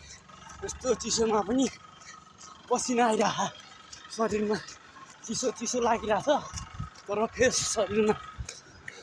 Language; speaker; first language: Nepali; native; Nepali